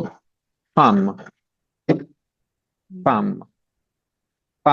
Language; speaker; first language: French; non-native, fluent; Hindi